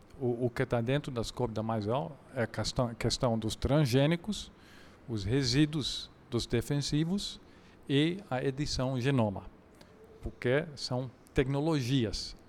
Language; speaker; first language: Portuguese; non-native, fluent; Dutch